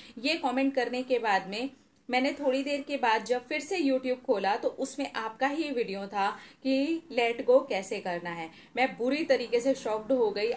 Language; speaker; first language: Hindi; native; Hindi